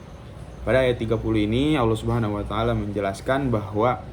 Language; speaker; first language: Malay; non-native, local second language; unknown